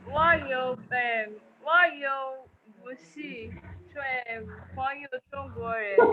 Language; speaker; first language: Chinese; non-native, learner; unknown